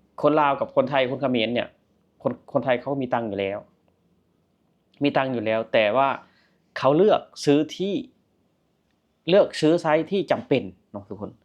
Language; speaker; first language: Thai; non-native, local second language; Northeastern Thai